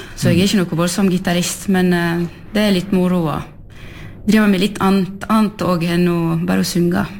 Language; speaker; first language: Norwegian; early bilingual, heritage; French